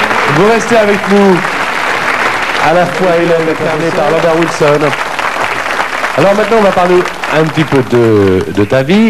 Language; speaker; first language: French; native; French